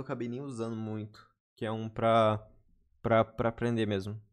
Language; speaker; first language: Portuguese; native; Portuguese